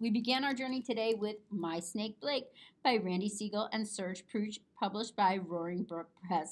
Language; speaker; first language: English; native; English